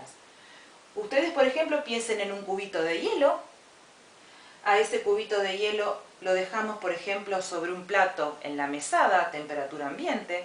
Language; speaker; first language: Spanish; native; Spanish